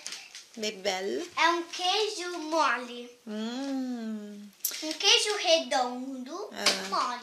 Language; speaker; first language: Portuguese; early bilingual, heritage; Portuguese